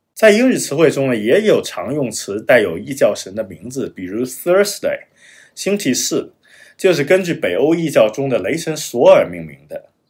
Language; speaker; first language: Chinese; non-native, fluent; German